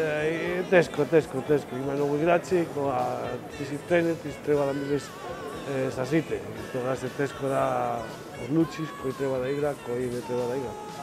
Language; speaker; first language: Macedonian; non-native, learner; Spanish